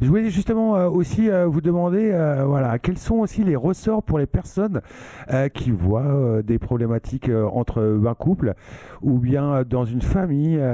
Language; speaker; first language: French; native; French